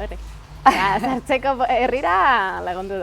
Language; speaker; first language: Basque; non-native, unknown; Catalan